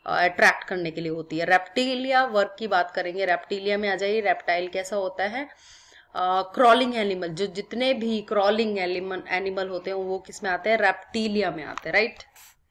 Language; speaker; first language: Hindi; native; Hindi